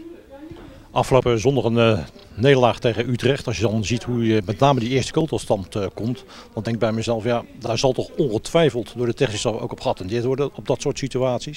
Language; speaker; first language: Dutch; native; Dutch